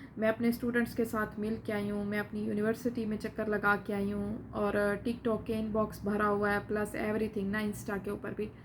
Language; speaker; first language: Urdu; non-native, local second language; Saraiki